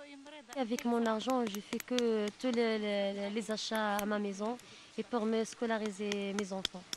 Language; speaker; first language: French; non-native, learner; Berber languages